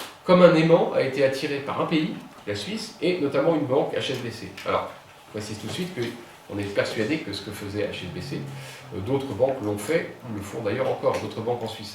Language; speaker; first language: French; native; French